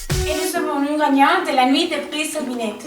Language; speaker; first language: French; non-native, learner; Spanish